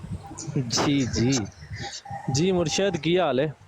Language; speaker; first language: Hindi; non-native, local second language; Punjabi